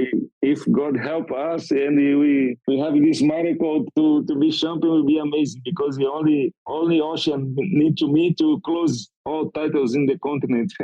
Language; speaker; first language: English; non-native, learner; Portuguese